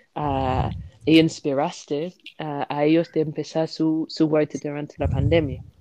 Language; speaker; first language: Spanish; non-native, fluent; English